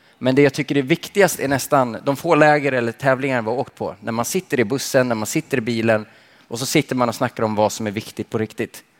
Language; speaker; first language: Swedish; early bilingual, other home language; Finnish